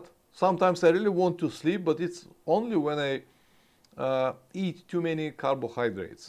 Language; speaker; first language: English; non-native, fluent; Bulgarian